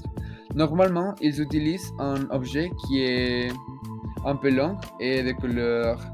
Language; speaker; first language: French; non-native, learner; Spanish